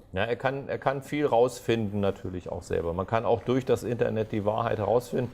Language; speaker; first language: German; native; German